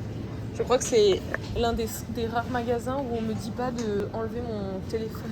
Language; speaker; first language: French; native; French